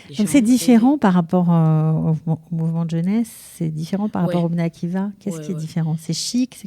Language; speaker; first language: French; native; French